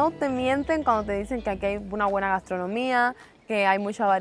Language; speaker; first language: Spanish; native; Spanish